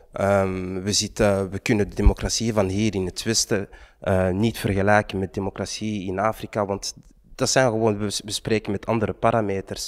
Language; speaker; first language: Dutch; early bilingual, other home language; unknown